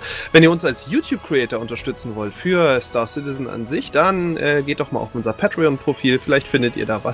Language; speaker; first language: German; native; German